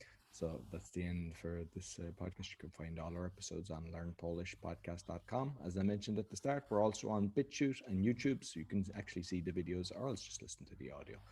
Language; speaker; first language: English; native; English